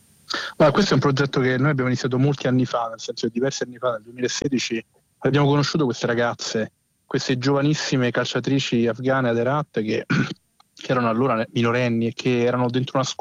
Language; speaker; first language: Italian; native; Italian